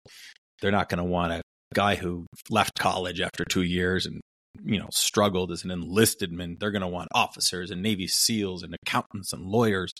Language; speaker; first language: English; early bilingual, other home language; Spanish